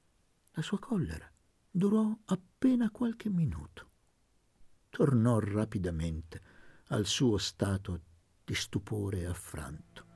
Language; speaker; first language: Italian; native; Italian